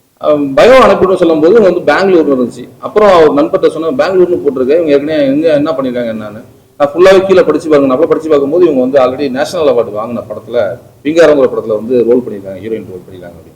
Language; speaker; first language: Tamil; native; Tamil